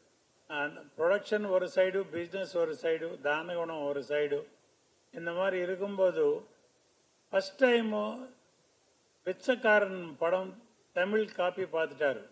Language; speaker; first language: Tamil; non-native, learner; Telugu